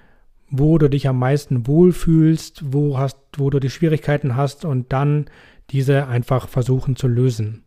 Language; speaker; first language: German; native; German